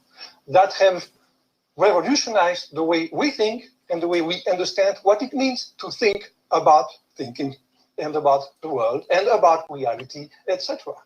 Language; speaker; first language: English; non-native, fluent; French